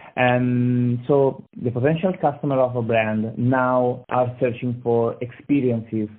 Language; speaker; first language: English; non-native, learner; Italian